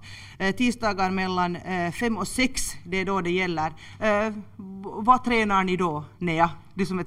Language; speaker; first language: Swedish; native; Swedish